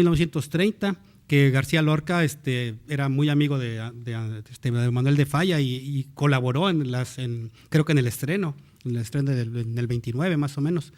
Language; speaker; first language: Spanish; native; Spanish